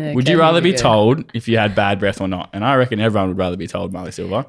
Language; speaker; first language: English; native; English